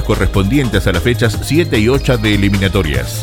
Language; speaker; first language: Spanish; native; Spanish